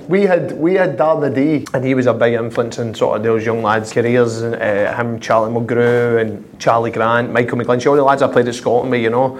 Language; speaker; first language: English; native; English